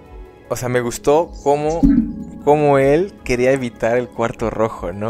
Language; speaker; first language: Spanish; native; Spanish